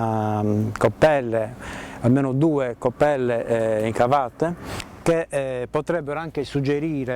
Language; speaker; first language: Italian; native; Italian